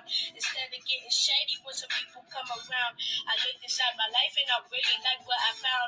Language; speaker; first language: English; native; English